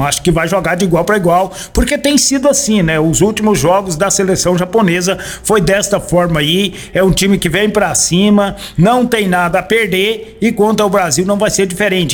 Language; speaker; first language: Portuguese; native; Portuguese